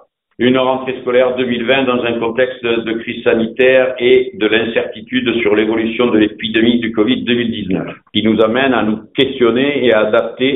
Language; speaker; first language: French; native; French